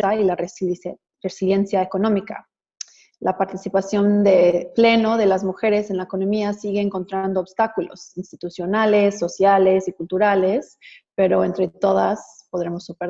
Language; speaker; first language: Spanish; non-native, fluent; English